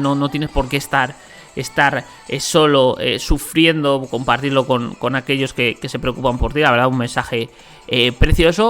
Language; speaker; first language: Spanish; native; Spanish